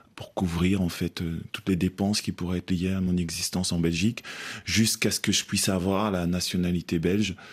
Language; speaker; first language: French; native; French